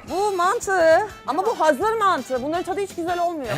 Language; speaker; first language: Turkish; native; Turkish